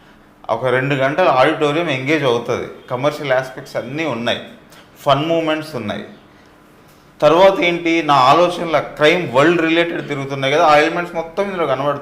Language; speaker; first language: Telugu; native; Telugu